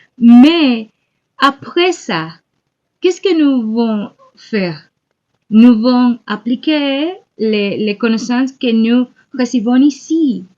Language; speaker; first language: French; non-native, learner; Spanish